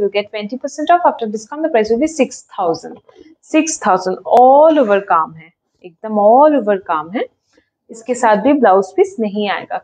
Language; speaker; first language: Hindi; non-native, local second language; Bangla